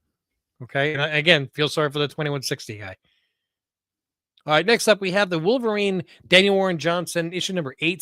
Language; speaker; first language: English; native; English